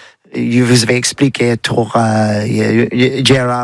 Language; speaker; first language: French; non-native, learner; English